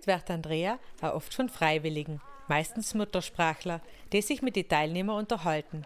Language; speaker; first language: German; native; German